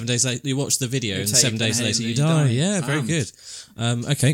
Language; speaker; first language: English; native; English